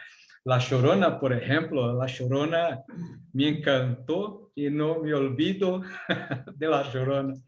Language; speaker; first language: Spanish; non-native, learner; Portuguese